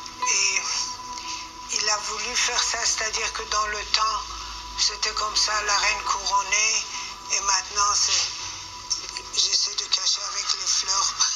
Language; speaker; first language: French; non-native, fluent; Persian